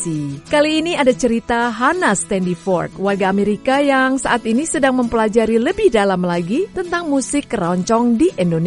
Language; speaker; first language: Indonesian; native; Indonesian